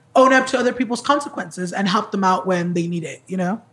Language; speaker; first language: English; early bilingual, other home language; Spanish